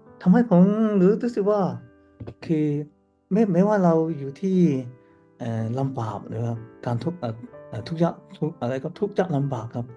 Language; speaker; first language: Thai; non-native, learner; Cantonese